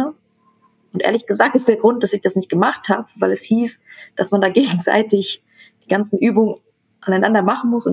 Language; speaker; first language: German; early bilingual, other home language; Tamil